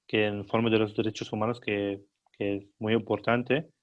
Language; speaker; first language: Spanish; non-native, learner; Arabic